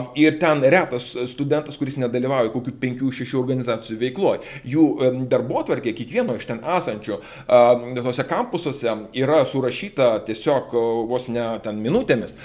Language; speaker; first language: Lithuanian; non-native, local second language; Russian